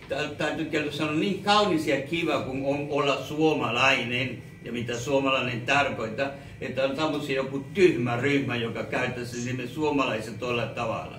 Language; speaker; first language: Finnish; non-native, fluent; Spanish